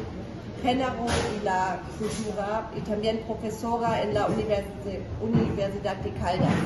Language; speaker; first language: Spanish; non-native, fluent; German